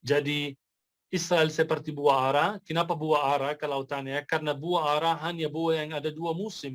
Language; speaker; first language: Indonesian; non-native, fluent; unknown